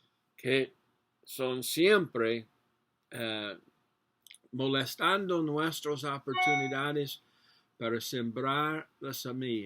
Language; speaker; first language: Spanish; non-native, learner; English